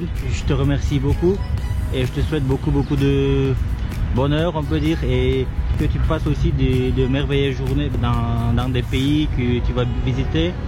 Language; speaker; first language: French; non-native, fluent; Kyrgyz